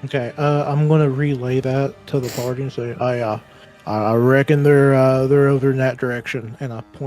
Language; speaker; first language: English; native; English